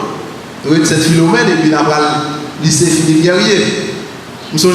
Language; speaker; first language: French; non-native, learner; Haitian Creole